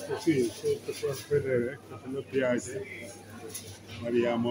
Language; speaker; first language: Italian; non-native, learner; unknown